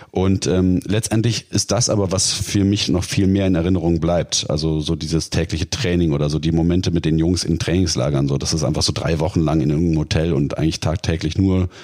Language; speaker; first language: German; native; German